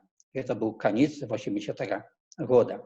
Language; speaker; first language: Polish; non-native, learner; Belarusian